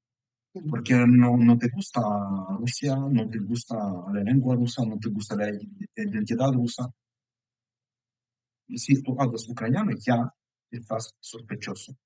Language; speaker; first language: Spanish; non-native, fluent; Ukrainian